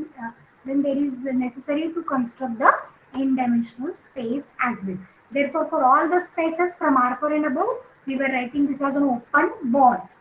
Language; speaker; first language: English; non-native, local second language; Marathi